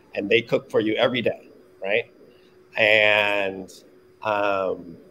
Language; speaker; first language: English; native; English